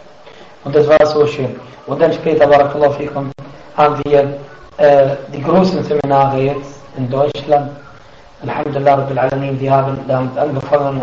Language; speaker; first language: German; non-native, fluent; Arabic